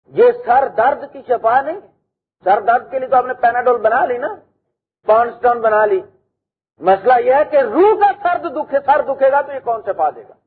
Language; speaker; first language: Urdu; non-native, local second language; Punjabi